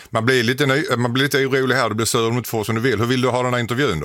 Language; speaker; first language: Swedish; native; Swedish